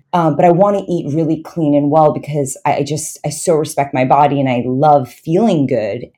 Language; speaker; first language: English; native; English